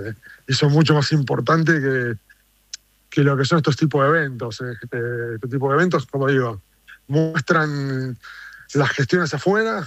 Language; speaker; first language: Spanish; native; Spanish